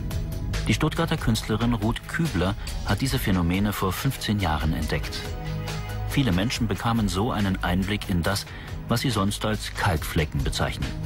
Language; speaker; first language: German; native; German